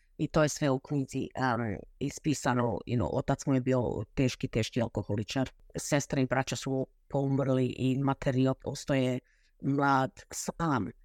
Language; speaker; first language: Croatian; early bilingual, heritage; Croatian